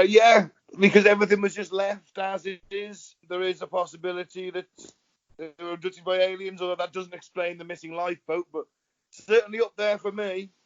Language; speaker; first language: English; native; English